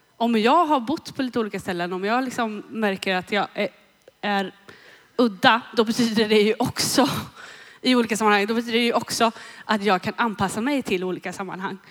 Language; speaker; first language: Swedish; native; Swedish